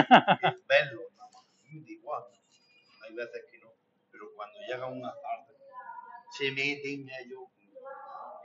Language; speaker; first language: Spanish; native; Spanish